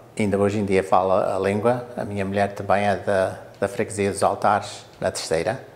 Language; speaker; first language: Portuguese; early bilingual, heritage; English